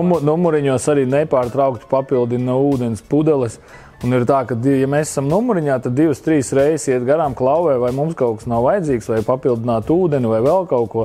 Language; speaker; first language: Latvian; native; Latvian